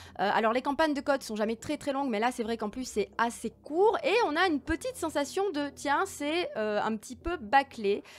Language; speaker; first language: French; native; French